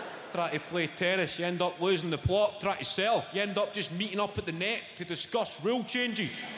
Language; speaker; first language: English; native; English